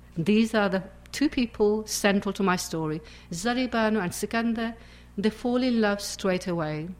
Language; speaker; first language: English; native; English